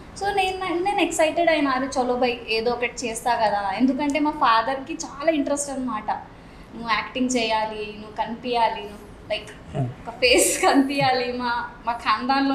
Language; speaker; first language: Telugu; non-native, local second language; Marathi